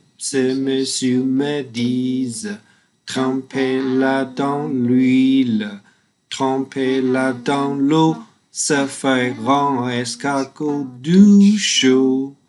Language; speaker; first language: French; non-native, learner; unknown